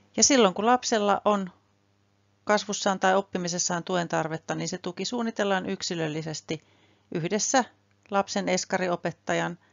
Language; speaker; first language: Finnish; native; Finnish